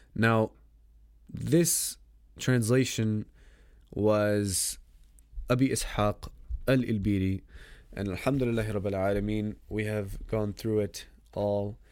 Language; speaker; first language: English; native; English